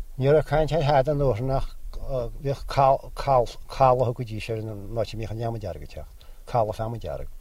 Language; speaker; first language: Irish; native; Irish